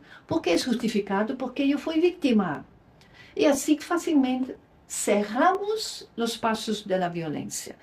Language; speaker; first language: Spanish; non-native, fluent; Luxembourgish